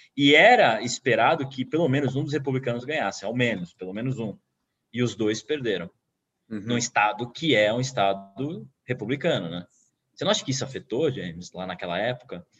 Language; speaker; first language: Portuguese; native; Portuguese